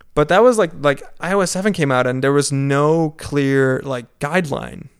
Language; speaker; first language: English; non-native, fluent; Dutch